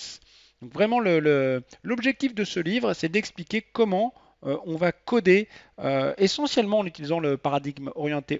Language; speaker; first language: French; native; French